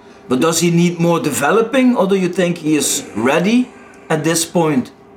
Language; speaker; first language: English; non-native, fluent; Dutch